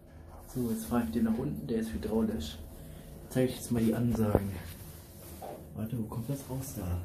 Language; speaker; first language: German; native; German